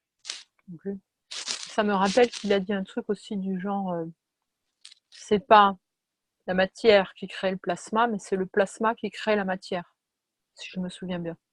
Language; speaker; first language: French; native; French